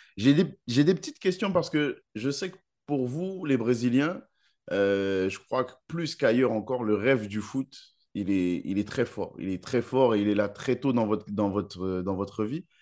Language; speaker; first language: French; native; French